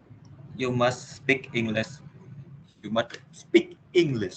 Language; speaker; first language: English; non-native, learner; Vietnamese